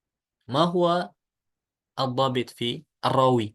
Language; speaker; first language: Arabic; non-native, fluent; Indonesian